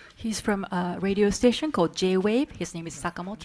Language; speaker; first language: English; non-native, fluent; Japanese